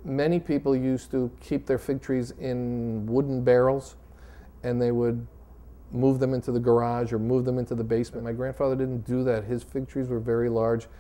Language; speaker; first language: English; native; English